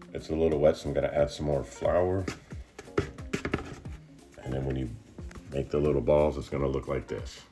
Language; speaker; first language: English; native; English